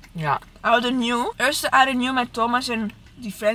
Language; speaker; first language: Dutch; non-native, learner; Italian